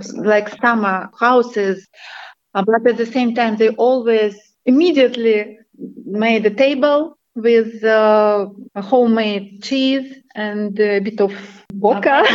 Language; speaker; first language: English; non-native, fluent; Armenian